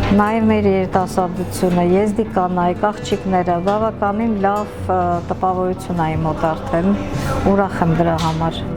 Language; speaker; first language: Armenian; non-native, local second language; Kurdish